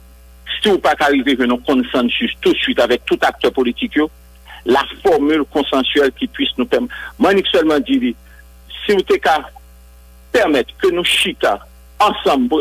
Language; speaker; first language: French; non-native, local second language; Haitian Creole